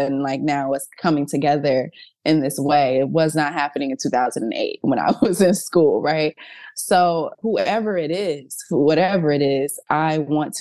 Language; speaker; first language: English; native; English